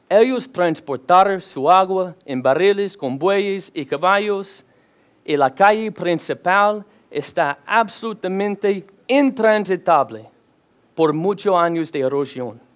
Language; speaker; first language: Spanish; non-native, learner; English